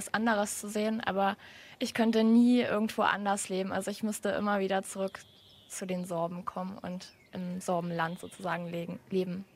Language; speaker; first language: German; non-native, local second language; Upper Sorbian